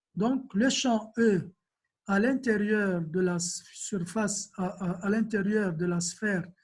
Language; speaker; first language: French; non-native, local second language; Arabic